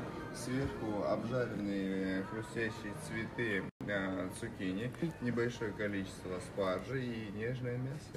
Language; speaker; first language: Russian; native; Russian